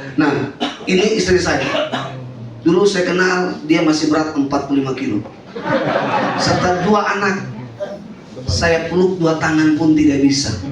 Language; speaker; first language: Indonesian; native; Indonesian